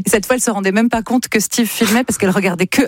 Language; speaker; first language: French; native; French